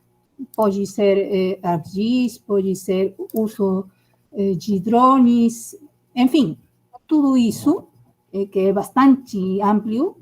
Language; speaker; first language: Portuguese; non-native, learner; Spanish